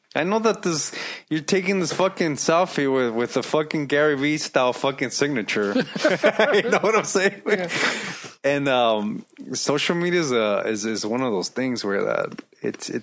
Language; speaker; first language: English; early bilingual, other home language; Spanish